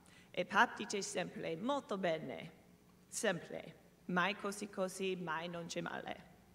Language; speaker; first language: Italian; non-native, learner; English